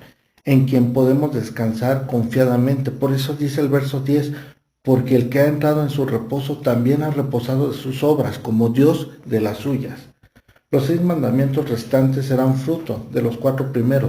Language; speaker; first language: Spanish; native; Spanish